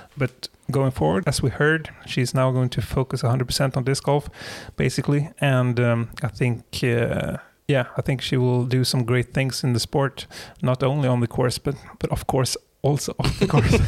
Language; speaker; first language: English; non-native, fluent; Swedish